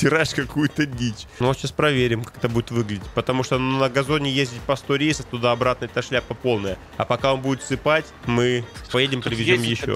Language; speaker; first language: Russian; native; Russian